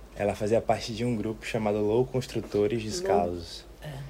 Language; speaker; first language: Portuguese; native; Portuguese